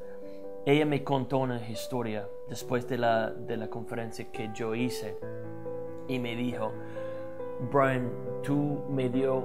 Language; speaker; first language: Spanish; non-native, fluent; English